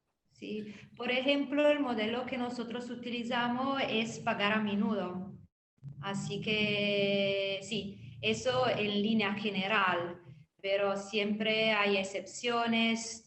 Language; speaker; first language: Spanish; non-native, fluent; Italian